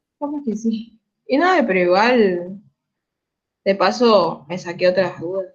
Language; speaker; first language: Spanish; native; Spanish